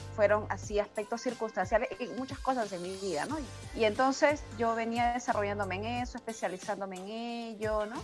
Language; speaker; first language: Spanish; native; Spanish